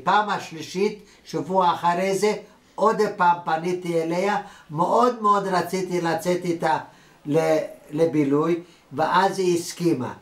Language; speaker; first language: Hebrew; non-native, fluent; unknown